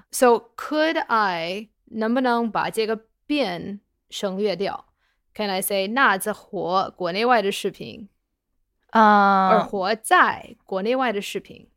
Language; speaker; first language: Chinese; non-native, fluent; English